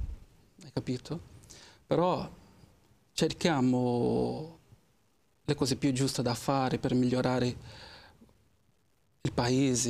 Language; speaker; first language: Italian; non-native, fluent; Portuguese